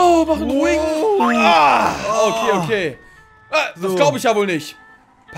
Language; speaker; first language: German; native; German